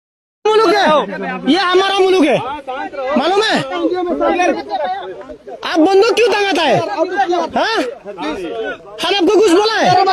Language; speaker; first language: Hindi; non-native, learner; Bangla